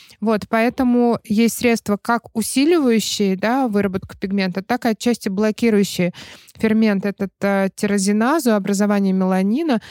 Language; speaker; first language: Russian; native; Russian